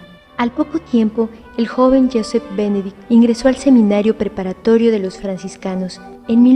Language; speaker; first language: Spanish; native; Spanish